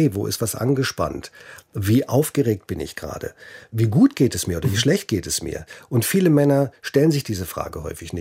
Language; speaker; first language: German; native; German